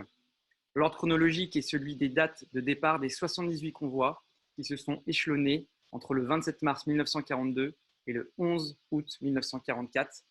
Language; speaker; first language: French; native; French